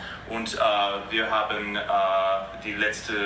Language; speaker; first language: German; non-native, fluent; English